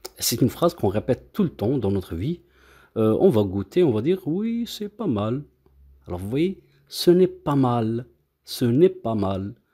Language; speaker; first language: French; non-native, local second language; Arabic